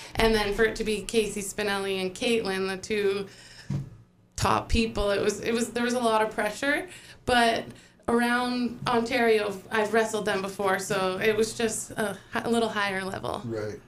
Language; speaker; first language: English; native; English